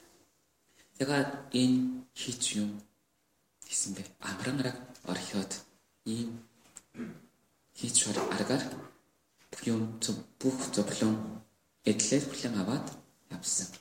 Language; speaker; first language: Mongolian; non-native, learner; Korean